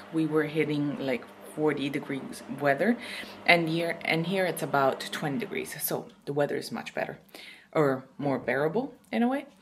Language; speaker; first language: English; non-native, fluent; Italian